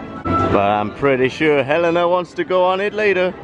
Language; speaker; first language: English; native; English